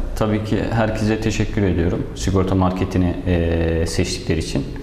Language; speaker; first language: Turkish; native; Turkish